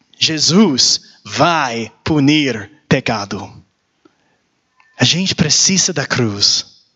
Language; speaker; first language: Portuguese; non-native, learner; English